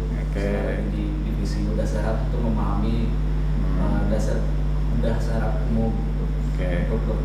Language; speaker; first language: Indonesian; native; Indonesian